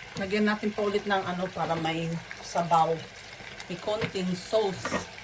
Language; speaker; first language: Filipino; non-native, local second language; Waray